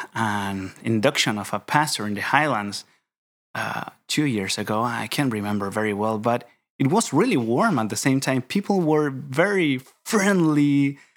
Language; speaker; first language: English; non-native, fluent; Spanish